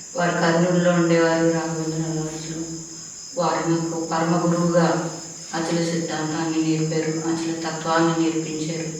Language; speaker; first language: Telugu; early bilingual, heritage; Telugu